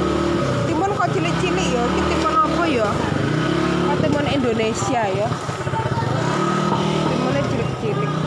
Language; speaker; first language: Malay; non-native, local second language; Javanese